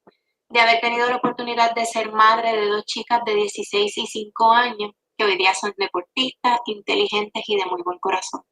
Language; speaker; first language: Spanish; native; Spanish